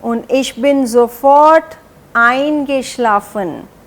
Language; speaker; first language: German; non-native, fluent; Hindi